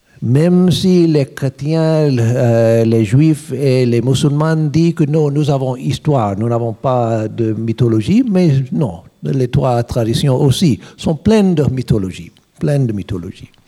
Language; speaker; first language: French; non-native, learner; English